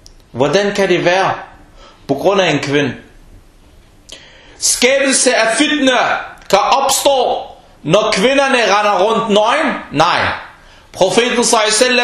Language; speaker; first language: Danish; early bilingual, other home language; Arabic